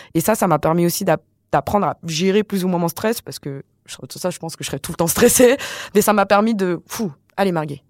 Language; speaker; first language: French; non-native, local second language; Malagasy